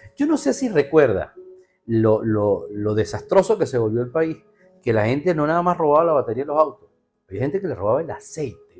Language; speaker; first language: Spanish; native; Spanish